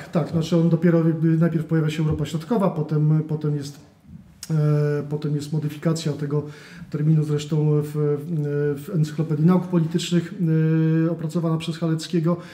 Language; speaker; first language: Polish; native; Polish